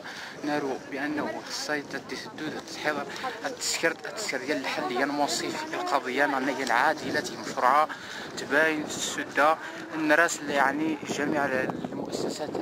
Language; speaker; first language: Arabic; non-native, local second language; Berber languages